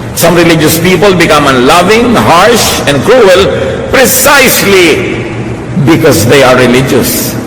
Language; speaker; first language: English; non-native, local second language; Filipino